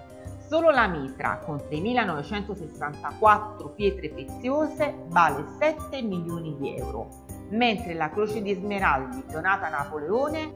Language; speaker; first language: Italian; native; Italian